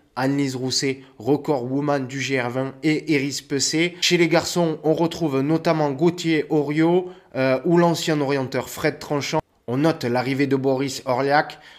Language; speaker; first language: French; native; French